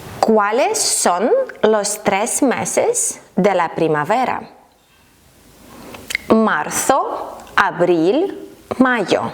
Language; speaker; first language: Spanish; non-native, fluent; Ukrainian